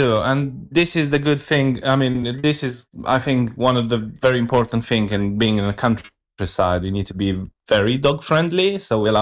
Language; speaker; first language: English; non-native, fluent; Romanian